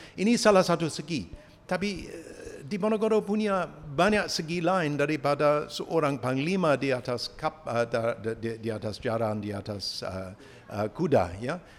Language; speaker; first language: Malay; non-native, fluent; English